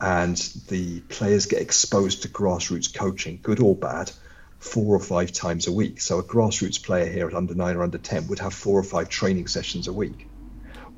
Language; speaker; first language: English; native; English